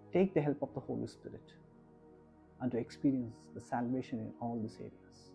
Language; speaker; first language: English; non-native, local second language; Kannada